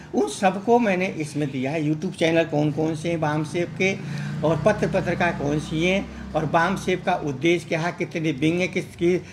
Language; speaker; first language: Hindi; native; Hindi